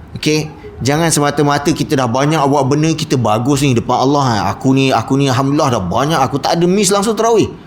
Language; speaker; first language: Malay; native; Malay